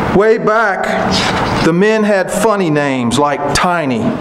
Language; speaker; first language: English; native; English